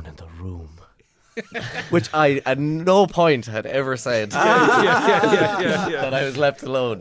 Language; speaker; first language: English; native; English